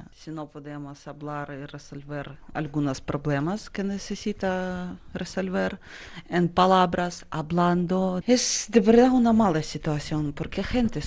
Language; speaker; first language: Spanish; non-native, learner; Russian